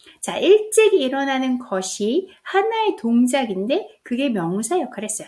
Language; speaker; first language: Korean; native; Korean